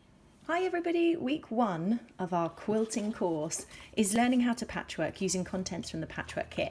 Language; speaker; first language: English; native; English